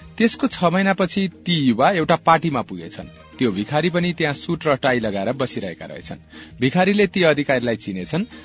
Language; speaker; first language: Nepali; native; Nepali